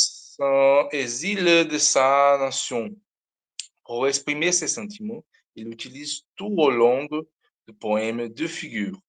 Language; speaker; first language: French; non-native, learner; Portuguese